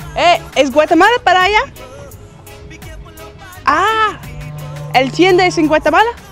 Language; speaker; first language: Spanish; non-native, learner; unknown